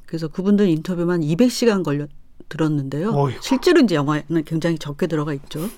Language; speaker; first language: Korean; native; Korean